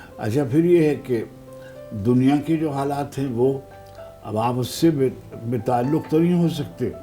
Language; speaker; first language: Urdu; native; Urdu